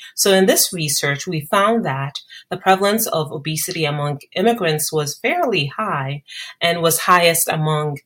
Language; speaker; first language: English; non-native, local second language; Akan